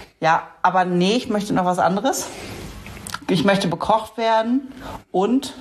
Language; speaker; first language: German; native; German